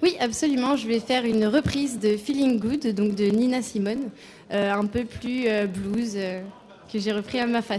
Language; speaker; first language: French; native; French